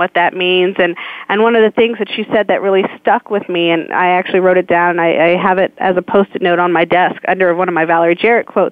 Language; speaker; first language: English; native; English